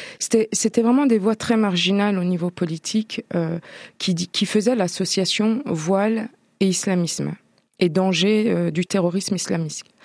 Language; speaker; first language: French; native; French